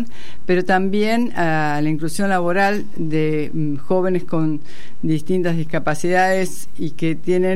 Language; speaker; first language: Spanish; native; Spanish